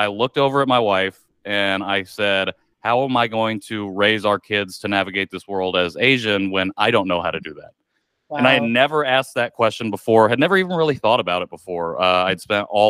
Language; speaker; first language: English; native; English